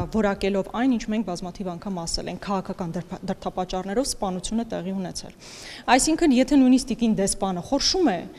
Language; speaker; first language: Armenian; native; Armenian